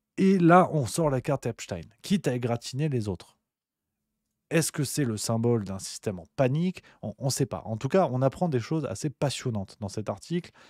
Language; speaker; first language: French; native; French